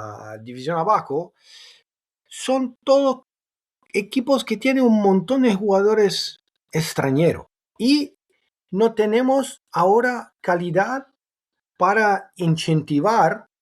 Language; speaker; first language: Spanish; non-native, fluent; Italian